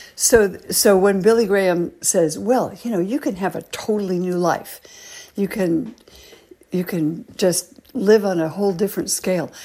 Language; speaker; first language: English; native; English